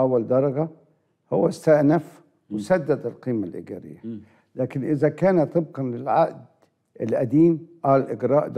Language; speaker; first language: Arabic; native; Arabic